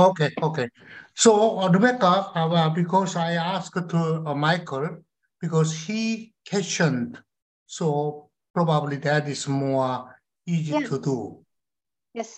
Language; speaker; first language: English; non-native, learner; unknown